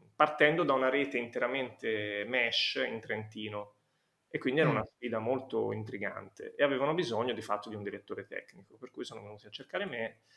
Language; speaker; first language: Italian; native; Italian